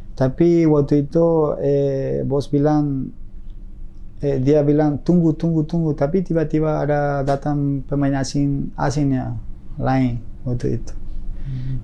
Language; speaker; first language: Indonesian; non-native, fluent; Spanish